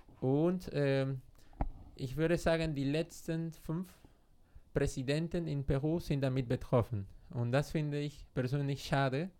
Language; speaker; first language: German; non-native, fluent; Spanish